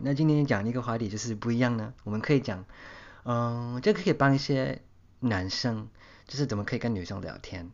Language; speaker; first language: Chinese; early bilingual, heritage; English